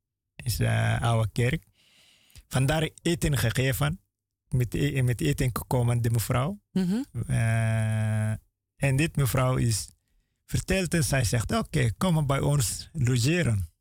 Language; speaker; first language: Dutch; non-native, learner; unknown